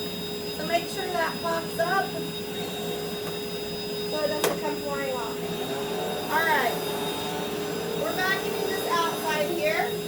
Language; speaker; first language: English; native; English